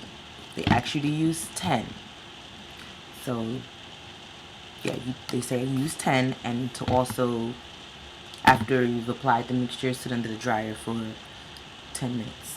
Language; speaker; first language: English; native; English